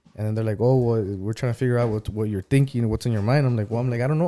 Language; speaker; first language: English; early bilingual, other home language; Spanish